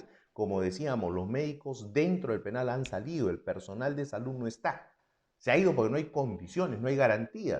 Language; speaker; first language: Spanish; native; Spanish